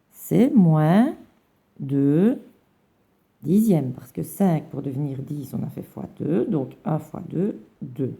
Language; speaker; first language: French; native; French